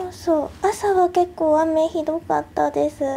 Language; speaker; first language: Japanese; native; Japanese